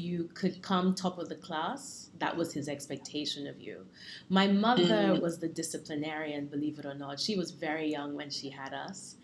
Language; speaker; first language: English; native; English